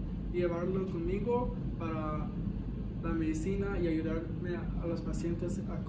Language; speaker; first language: Spanish; early bilingual, heritage; Spanish